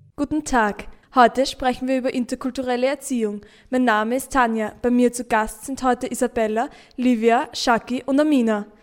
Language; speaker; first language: German; native; German